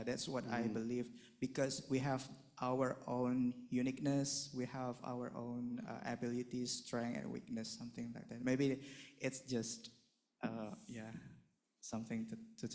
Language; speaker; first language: English; non-native, fluent; Indonesian